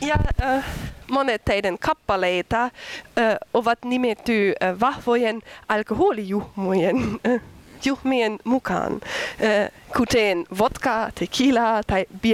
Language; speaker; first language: Finnish; non-native, learner; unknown